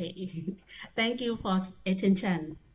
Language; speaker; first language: English; non-native, learner; Thai